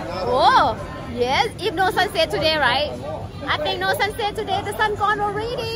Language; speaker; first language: English; non-native, learner; Thai